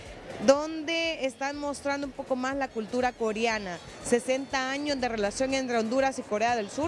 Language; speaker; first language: Spanish; native; Spanish